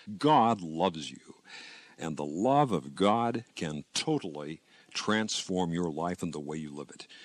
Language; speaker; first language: English; native; English